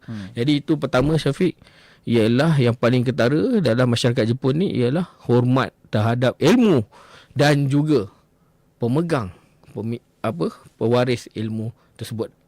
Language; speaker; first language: Malay; native; Malay